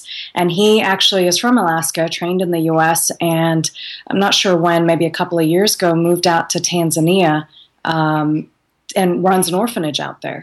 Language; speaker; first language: English; native; English